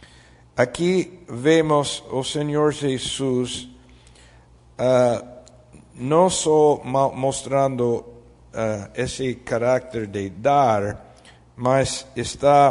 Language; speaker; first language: Portuguese; non-native, fluent; Spanish